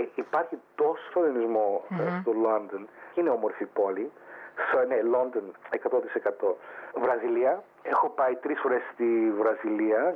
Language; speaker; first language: Greek; early bilingual, heritage; Greek